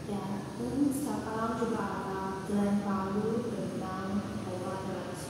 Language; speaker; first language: Indonesian; non-native, learner; Chinese